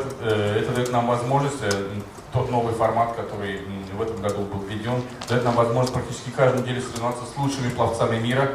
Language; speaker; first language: Russian; native; Russian